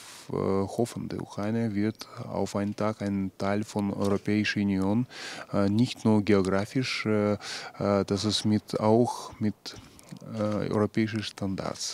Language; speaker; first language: German; non-native, fluent; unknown